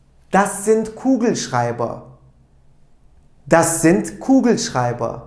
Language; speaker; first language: German; non-native, fluent; Turkish